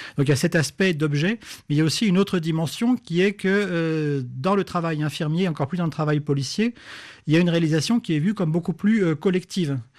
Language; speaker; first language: French; native; French